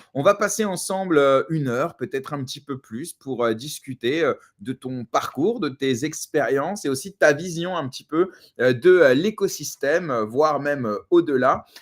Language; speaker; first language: French; native; French